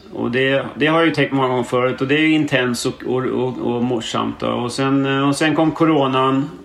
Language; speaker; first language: Swedish; native; Swedish